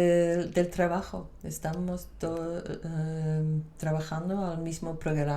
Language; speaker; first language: Spanish; non-native, fluent; Dutch